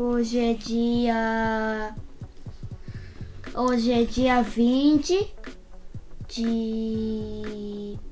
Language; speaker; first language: Portuguese; early bilingual, heritage; Portuguese